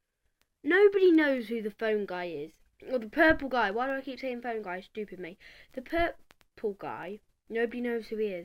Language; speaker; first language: English; native; English